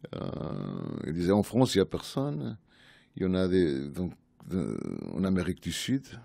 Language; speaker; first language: French; non-native, fluent; Portuguese